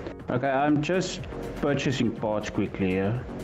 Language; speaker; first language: English; non-native, local second language; Afrikaans